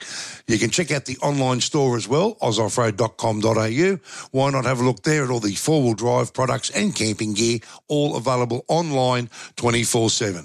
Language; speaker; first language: English; native; English